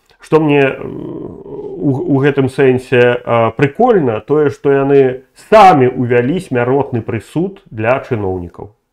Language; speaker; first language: Belarusian; non-native, local second language; Russian